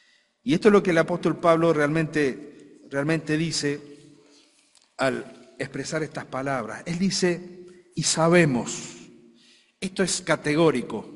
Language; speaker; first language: Spanish; native; Spanish